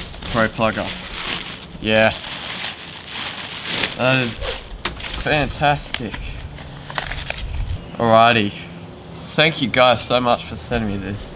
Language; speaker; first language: English; native; English